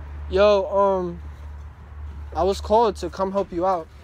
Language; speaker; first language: English; early bilingual, other home language; Spanish